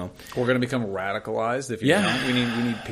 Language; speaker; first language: English; native; English